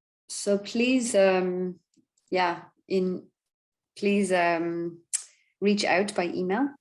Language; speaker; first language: English; non-native, fluent; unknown